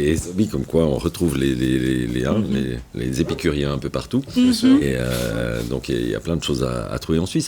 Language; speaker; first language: French; native; French